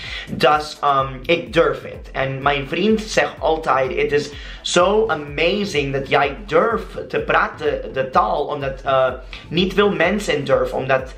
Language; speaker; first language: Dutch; non-native, learner; Spanish